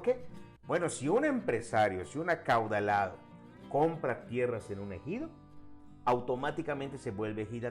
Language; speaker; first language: Spanish; native; Spanish